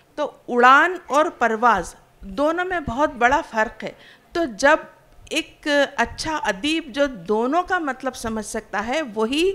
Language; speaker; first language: Hindi; non-native, local second language; Urdu